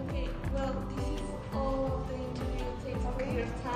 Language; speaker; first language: English; non-native, learner; Spanish